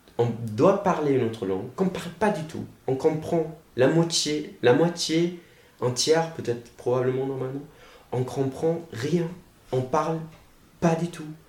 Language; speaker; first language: French; non-native, fluent; German